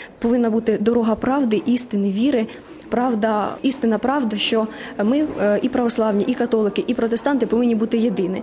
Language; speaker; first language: Ukrainian; native; Ukrainian